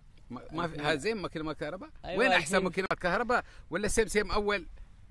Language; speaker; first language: Arabic; native; Arabic